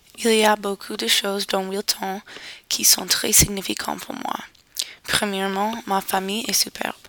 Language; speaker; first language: French; non-native, learner; English